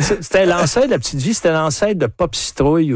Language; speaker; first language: French; native; French